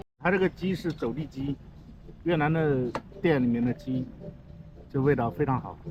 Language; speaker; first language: Chinese; native; Chinese